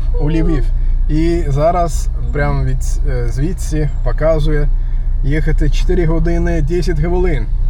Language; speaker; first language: Ukrainian; non-native, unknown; Turkish